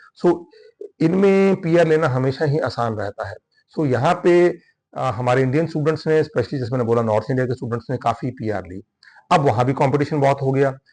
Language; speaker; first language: Hindi; non-native, local second language; Punjabi